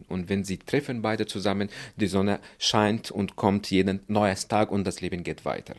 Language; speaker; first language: German; non-native, fluent; Arabic